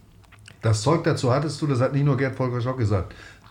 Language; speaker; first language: German; native; German